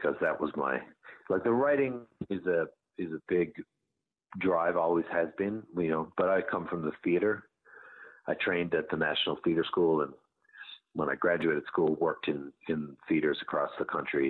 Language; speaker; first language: English; native; English